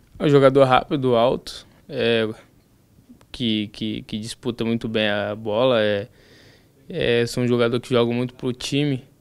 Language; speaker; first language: Portuguese; native; Portuguese